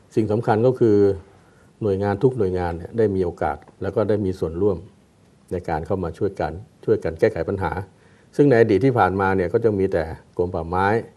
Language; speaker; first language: Thai; native; Thai